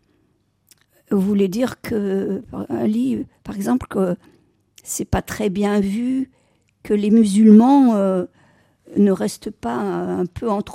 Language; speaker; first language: French; native; French